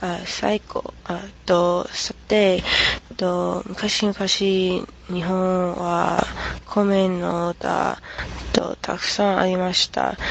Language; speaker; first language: Japanese; non-native, learner; English